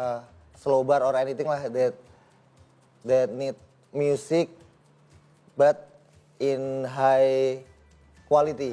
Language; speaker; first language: English; non-native, learner; Indonesian